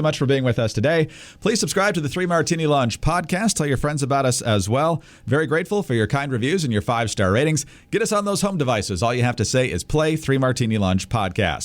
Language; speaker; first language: English; native; English